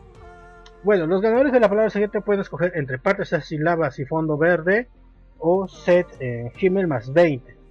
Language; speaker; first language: Spanish; native; Spanish